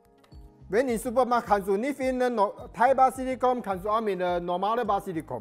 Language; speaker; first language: German; non-native, learner; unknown